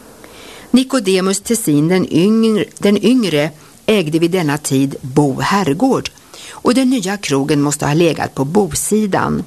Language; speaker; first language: Swedish; native; Swedish